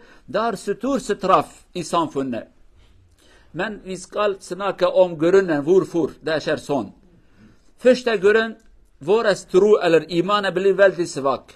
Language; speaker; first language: Norwegian; non-native, fluent; Kurdish